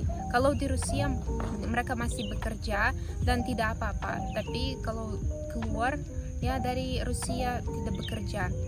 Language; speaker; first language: Indonesian; non-native, fluent; Russian